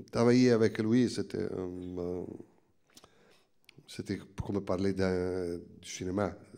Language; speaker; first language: French; non-native, fluent; Italian